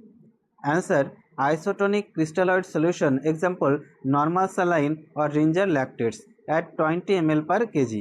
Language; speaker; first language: English; non-native, local second language; Bangla